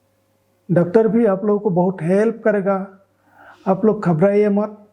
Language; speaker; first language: Hindi; non-native, local second language; Assamese